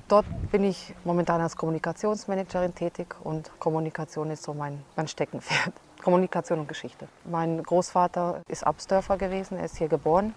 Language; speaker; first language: German; early bilingual, other home language; Hungarian